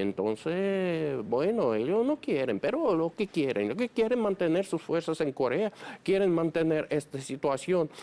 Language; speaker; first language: Spanish; non-native, fluent; Russian